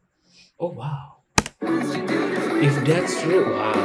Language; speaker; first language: English; non-native, learner; Indonesian